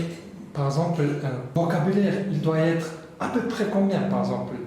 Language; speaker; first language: French; non-native, learner; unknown